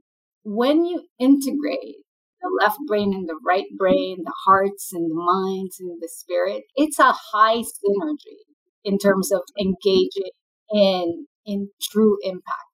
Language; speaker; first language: English; non-native, local second language; Filipino